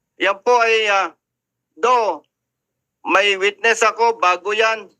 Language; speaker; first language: Filipino; native; Filipino